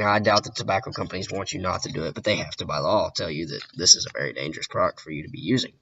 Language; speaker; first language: English; native; English